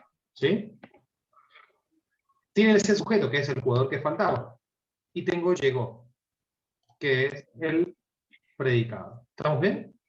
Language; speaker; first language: Spanish; native; Spanish